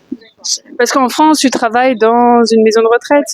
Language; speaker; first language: French; native; French